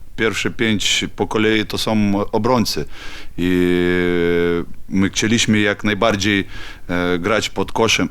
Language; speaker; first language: Polish; non-native, learner; Ukrainian